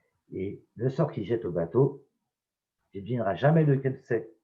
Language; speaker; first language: French; native; French